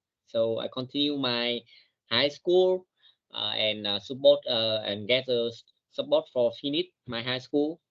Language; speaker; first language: English; non-native, learner; Vietnamese